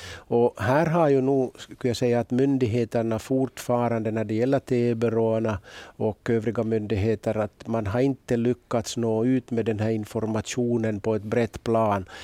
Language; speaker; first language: Swedish; native; Swedish